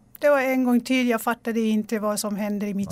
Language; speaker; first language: Swedish; non-native, fluent; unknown